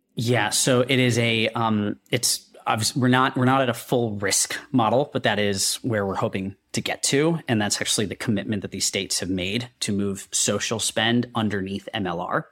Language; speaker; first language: English; non-native, local second language; Hindi